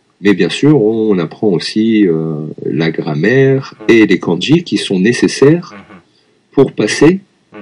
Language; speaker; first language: French; native; French